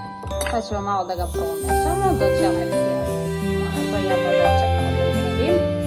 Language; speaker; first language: Bosnian; native; Bosnian